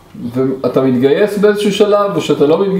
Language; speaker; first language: Hebrew; native; Hebrew